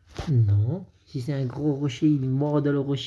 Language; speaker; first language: French; native; French